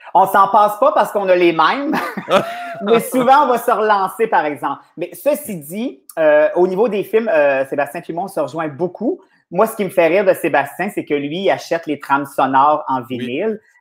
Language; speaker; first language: French; native; French